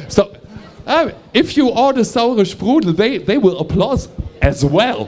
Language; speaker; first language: English; non-native, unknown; German